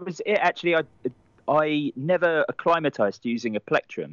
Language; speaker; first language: English; native; English